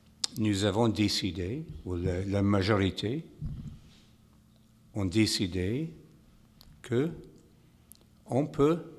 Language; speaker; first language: French; non-native, fluent; English